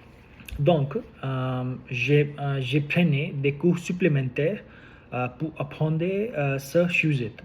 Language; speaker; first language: French; non-native, learner; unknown